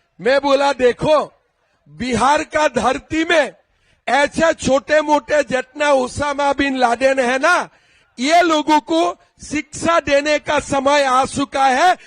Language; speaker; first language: Hindi; non-native, local second language; Assamese